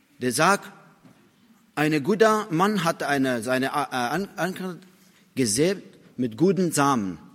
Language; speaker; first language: German; non-native, fluent; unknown